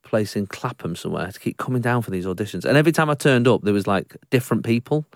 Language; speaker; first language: English; native; English